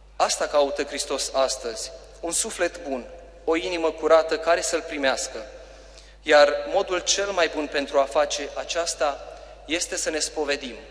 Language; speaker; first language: Romanian; native; Romanian